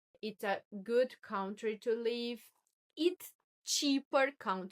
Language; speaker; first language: English; non-native, learner; Portuguese